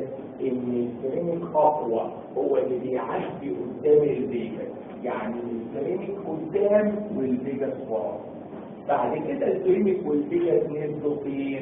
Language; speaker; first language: Arabic; native; Arabic